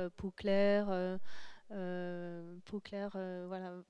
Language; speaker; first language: French; native; French